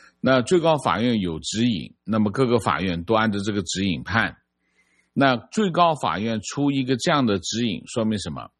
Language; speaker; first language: Chinese; native; Chinese